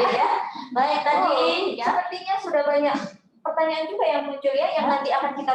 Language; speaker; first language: Indonesian; native; Indonesian